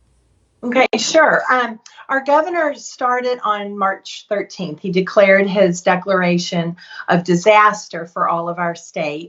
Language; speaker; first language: English; native; English